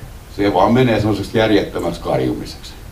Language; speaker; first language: Finnish; native; Finnish